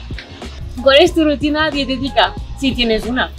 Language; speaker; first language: Spanish; native; Spanish